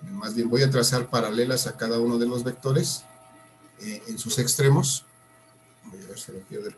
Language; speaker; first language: Spanish; native; Spanish